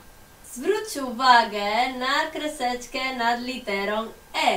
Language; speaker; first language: Polish; non-native, fluent; Spanish